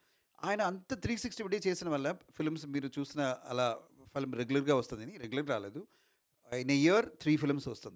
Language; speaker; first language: Telugu; non-native, learner; Tamil